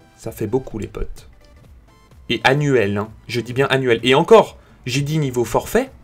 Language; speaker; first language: French; native; French